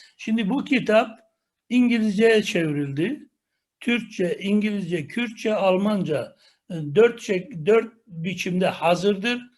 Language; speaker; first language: Turkish; non-native, local second language; Kurdish